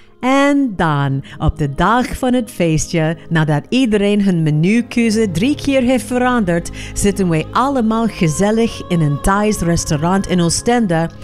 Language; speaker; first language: Dutch; non-native, fluent; English